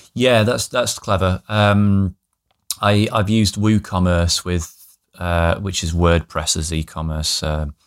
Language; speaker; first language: English; native; English